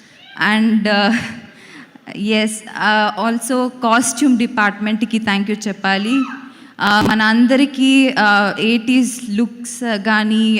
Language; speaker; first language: Telugu; non-native, local second language; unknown